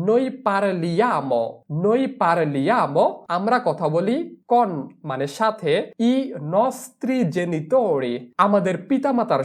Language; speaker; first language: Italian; non-native, fluent; Bangla